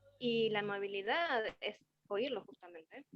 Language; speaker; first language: Spanish; native; Spanish